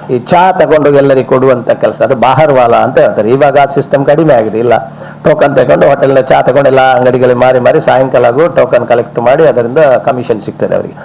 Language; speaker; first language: Kannada; non-native, local second language; Malayalam